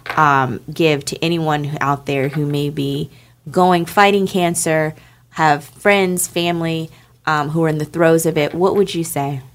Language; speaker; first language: English; native; English